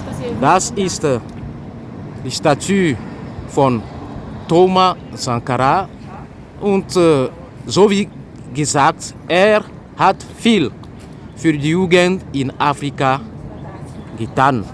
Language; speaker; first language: German; non-native, fluent; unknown